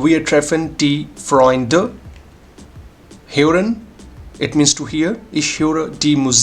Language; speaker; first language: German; non-native, fluent; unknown